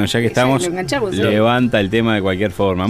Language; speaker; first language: Spanish; native; Spanish